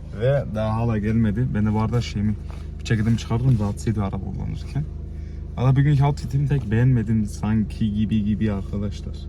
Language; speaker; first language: Turkish; early bilingual, heritage; Turkish